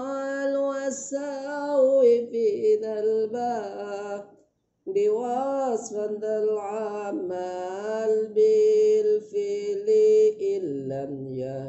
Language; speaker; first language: Arabic; non-native, fluent; Indonesian